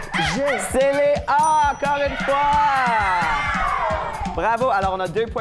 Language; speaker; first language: French; native; French